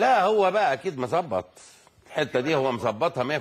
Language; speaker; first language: Arabic; native; Arabic